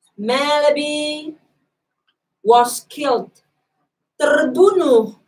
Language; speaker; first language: English; non-native, fluent; Indonesian